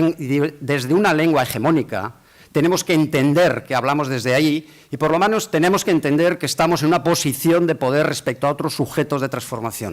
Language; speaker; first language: Spanish; native; Spanish